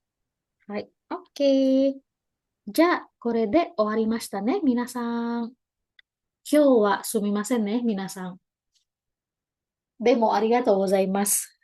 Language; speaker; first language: Japanese; non-native, fluent; Indonesian